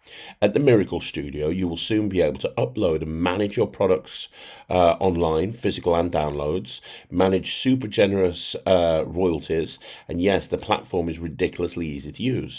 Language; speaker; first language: English; native; English